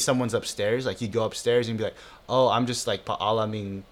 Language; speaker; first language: English; early bilingual, other home language; Filipino